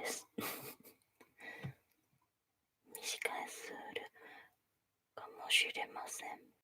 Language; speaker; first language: Japanese; non-native, learner; Spanish